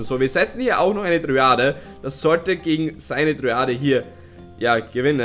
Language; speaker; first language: German; native; German